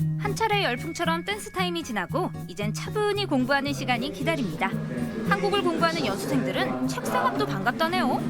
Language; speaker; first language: Korean; native; Korean